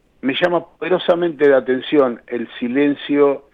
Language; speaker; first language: Spanish; native; Spanish